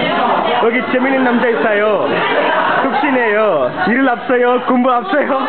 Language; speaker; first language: Korean; non-native, learner; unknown